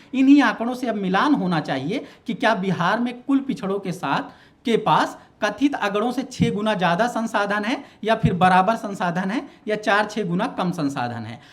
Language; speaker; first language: Hindi; native; Hindi